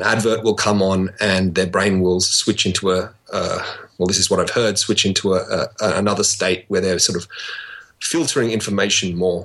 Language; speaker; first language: English; native; English